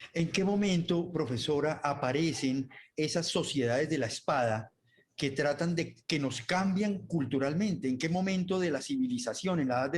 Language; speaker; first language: Spanish; native; Spanish